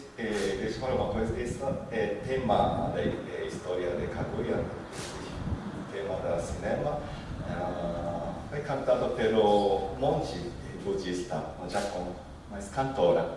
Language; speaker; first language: Portuguese; non-native, learner; Japanese